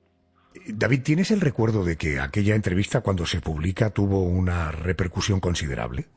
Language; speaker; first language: Spanish; native; Spanish